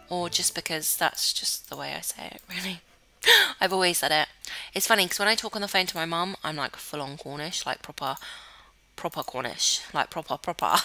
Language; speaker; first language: English; native; English